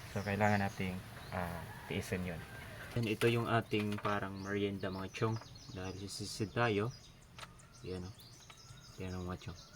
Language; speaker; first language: Filipino; non-native, local second language; Cebuano